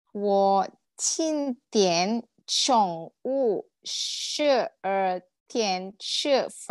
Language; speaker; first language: Chinese; non-native, learner; Malay